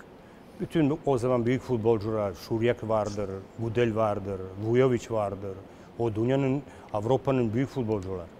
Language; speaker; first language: Turkish; non-native, learner; Serbian